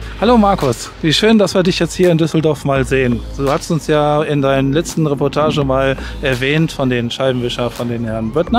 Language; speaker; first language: German; native; German